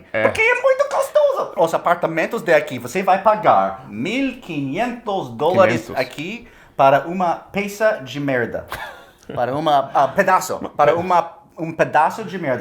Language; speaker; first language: Portuguese; non-native, fluent; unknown